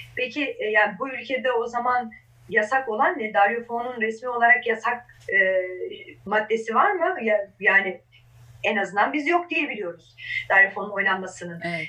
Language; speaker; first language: Turkish; non-native, local second language; Kurdish